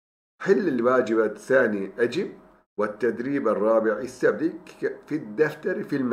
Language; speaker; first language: Arabic; non-native, fluent; Turkish